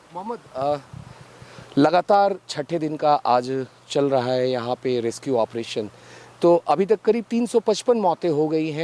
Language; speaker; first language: Hindi; native; Hindi